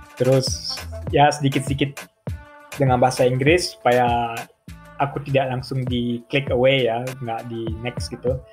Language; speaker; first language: Indonesian; early bilingual, heritage; German